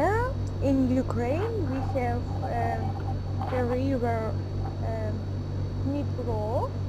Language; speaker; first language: English; non-native, learner; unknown